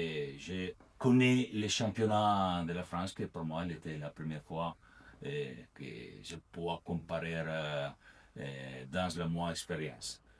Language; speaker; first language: French; non-native, learner; Italian